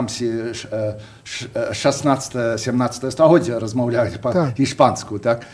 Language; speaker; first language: Belarusian; non-native, fluent; English